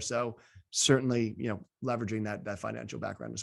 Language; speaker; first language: English; native; English